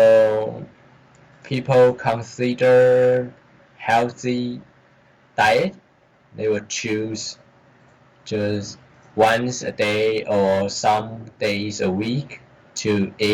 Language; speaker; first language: English; non-native, learner; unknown